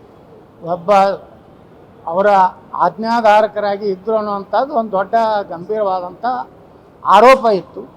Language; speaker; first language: Kannada; native; Kannada